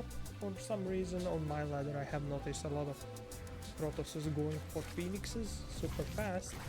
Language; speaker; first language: English; non-native, fluent; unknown